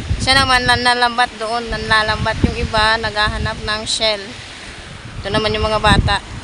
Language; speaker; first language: Filipino; non-native, local second language; Bikol